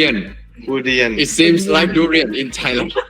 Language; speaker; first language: English; non-native, learner; Thai